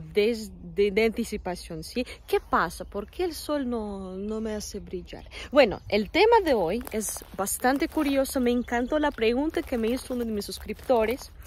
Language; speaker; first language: Spanish; non-native, fluent; Russian